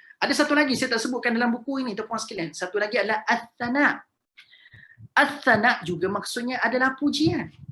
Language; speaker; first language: Malay; native; Malay